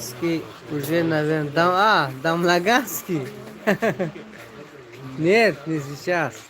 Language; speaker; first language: Russian; non-native, fluent; Tajik